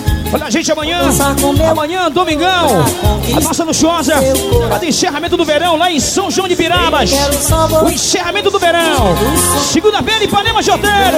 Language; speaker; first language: Portuguese; native; Portuguese